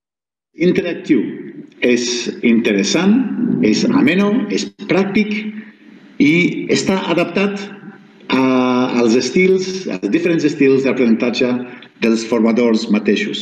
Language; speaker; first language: Catalan; non-native, fluent; Spanish